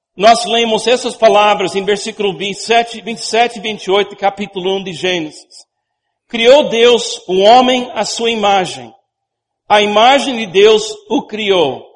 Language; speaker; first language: Portuguese; non-native, fluent; English